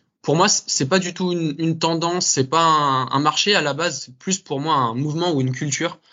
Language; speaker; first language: French; native; French